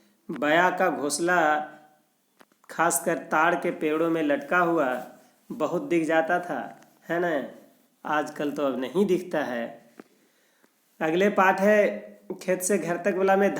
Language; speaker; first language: Hindi; non-native, local second language; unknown